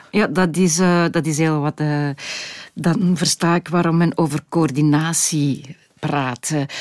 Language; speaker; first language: Dutch; non-native, local second language; French